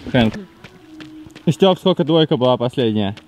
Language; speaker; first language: Russian; native; Russian